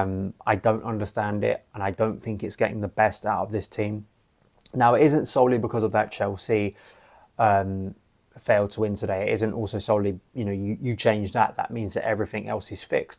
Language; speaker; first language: English; native; English